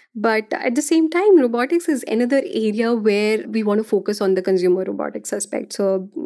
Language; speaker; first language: English; non-native, local second language; Hindi